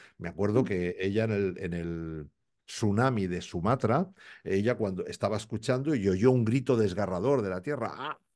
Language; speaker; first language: Spanish; native; Spanish